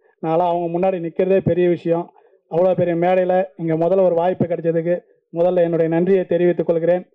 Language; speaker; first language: Tamil; native; Tamil